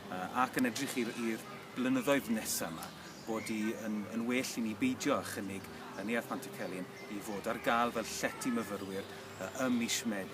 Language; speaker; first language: Welsh; native; Welsh